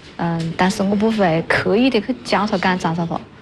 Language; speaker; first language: Chinese; non-native, local second language; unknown